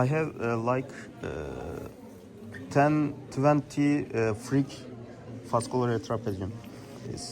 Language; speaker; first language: English; non-native, learner; Turkish